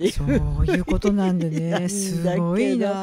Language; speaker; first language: Japanese; native; Japanese